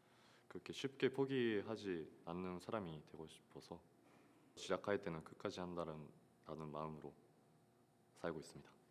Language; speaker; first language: Korean; non-native, fluent; Japanese